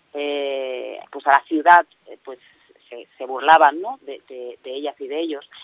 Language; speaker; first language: Spanish; native; Spanish